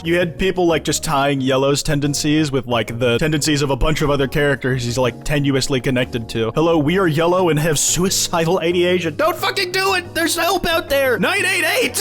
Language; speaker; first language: English; native; English